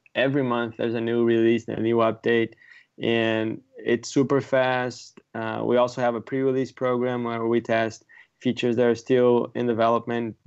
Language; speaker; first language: English; non-native, fluent; Portuguese